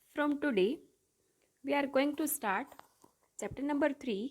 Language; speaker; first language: English; non-native, local second language; Gujarati